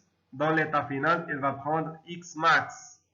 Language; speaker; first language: French; non-native, local second language; Arabic